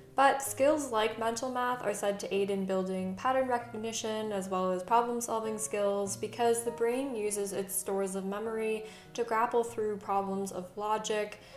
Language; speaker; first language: English; native; English